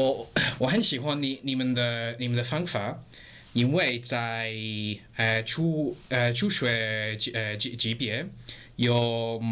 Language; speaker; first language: Chinese; non-native, learner; English